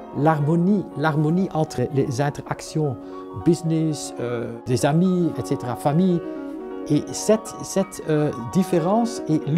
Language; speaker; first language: French; non-native, local second language; Dutch